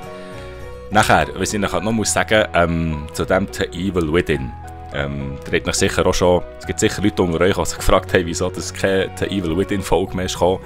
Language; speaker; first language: German; native; German